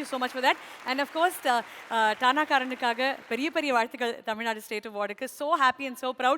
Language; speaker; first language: Tamil; native; Tamil